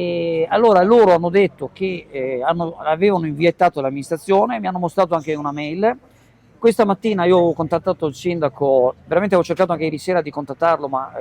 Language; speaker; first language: Italian; native; Italian